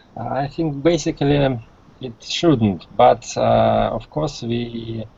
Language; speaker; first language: English; non-native, learner; Russian